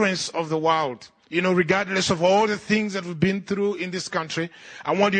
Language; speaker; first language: English; non-native, local second language; Ganda